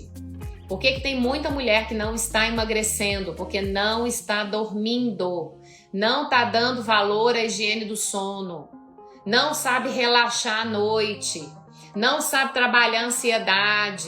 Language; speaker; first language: Portuguese; native; Portuguese